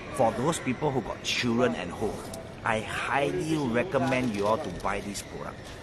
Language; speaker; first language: English; non-native, local second language; Chinese